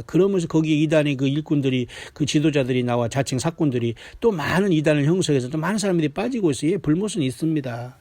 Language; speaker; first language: Korean; native; Korean